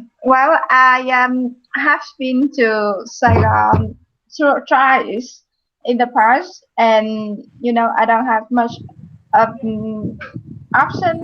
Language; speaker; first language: English; non-native, fluent; Vietnamese